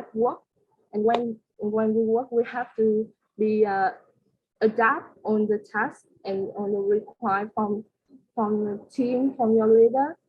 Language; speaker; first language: English; non-native, learner; Vietnamese